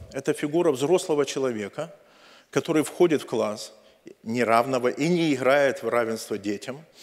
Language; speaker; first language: Russian; native; Russian